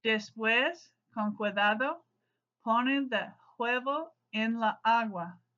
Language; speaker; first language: Spanish; non-native, learner; English